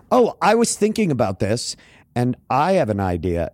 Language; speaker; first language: English; native; English